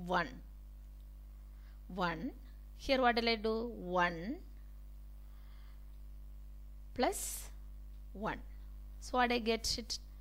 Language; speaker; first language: English; non-native, local second language; Tamil